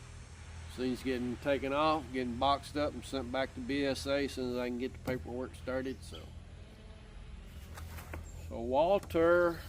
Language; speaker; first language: English; native; English